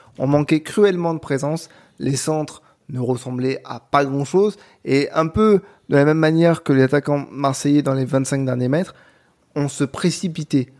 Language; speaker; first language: French; native; French